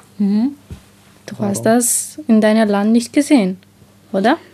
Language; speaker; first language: German; non-native, learner; Romanian